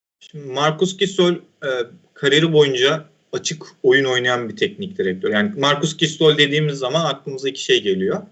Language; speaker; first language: Turkish; native; Turkish